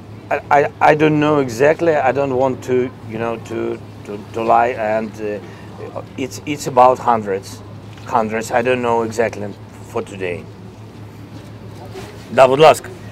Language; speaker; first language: English; non-native, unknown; Russian